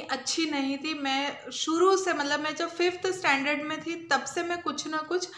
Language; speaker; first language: Hindi; non-native, local second language; Gujarati